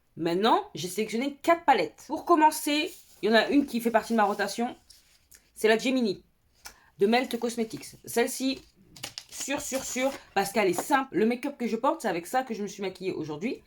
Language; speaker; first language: French; native; French